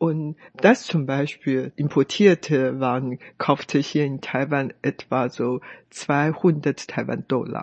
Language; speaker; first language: German; non-native, fluent; Chinese